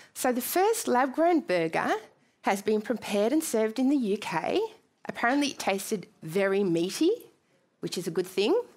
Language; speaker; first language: English; native; English